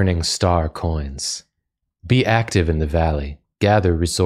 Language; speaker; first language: English; native; English